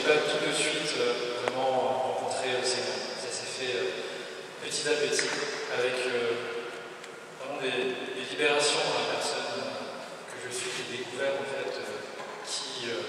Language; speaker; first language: French; non-native, local second language; Malagasy